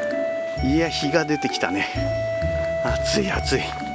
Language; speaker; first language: Japanese; native; Japanese